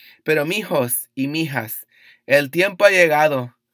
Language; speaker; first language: Spanish; early bilingual, heritage; Spanish